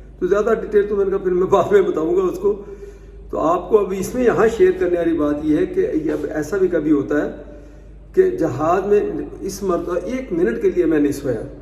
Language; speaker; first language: Urdu; native; Urdu